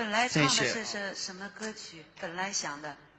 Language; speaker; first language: Chinese; non-native, local second language; Uyghur